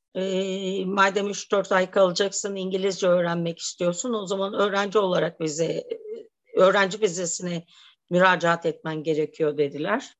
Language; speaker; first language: Turkish; native; Turkish